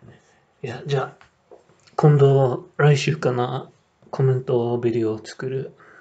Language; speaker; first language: Japanese; non-native, learner; English